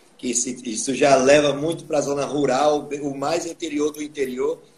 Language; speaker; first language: Portuguese; native; Portuguese